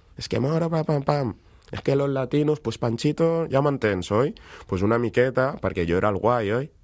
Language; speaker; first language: Catalan; early bilingual, other home language; Wolof